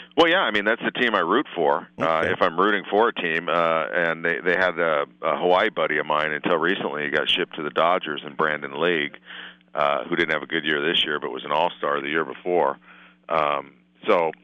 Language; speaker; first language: English; native; English